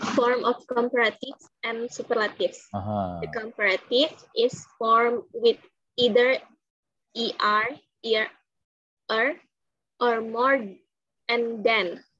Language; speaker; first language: English; non-native, learner; Indonesian